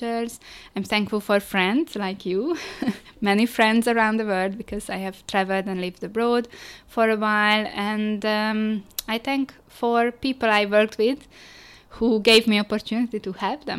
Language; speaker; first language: English; non-native, fluent; Hungarian